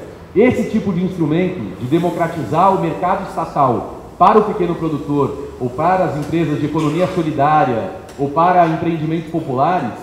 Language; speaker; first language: Portuguese; native; Portuguese